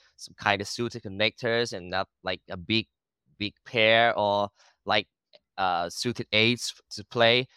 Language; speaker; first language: English; non-native, learner; Thai